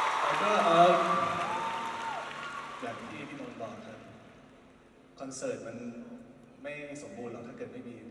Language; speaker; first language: Thai; native; Thai